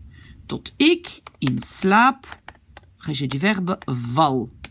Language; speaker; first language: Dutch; non-native, fluent; French